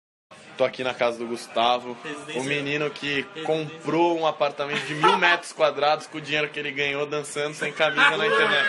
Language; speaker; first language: Portuguese; native; Portuguese